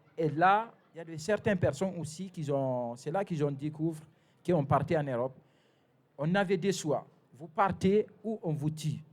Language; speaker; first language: French; non-native, fluent; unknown